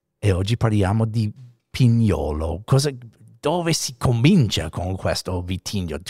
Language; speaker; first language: Italian; non-native, fluent; English